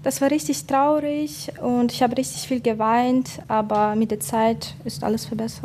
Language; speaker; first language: German; non-native, fluent; Ukrainian